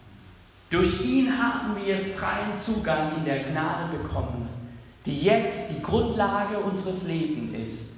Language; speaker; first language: German; non-native, fluent; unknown